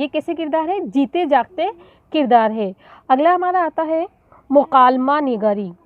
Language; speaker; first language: Urdu; native; Urdu